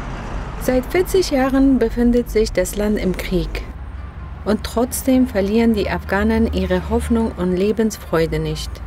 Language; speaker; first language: German; non-native, fluent; Persian